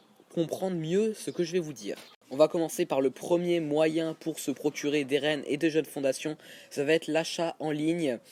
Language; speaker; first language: French; native; French